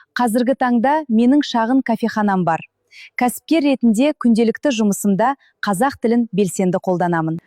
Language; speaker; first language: Kazakh; non-native, local second language; Russian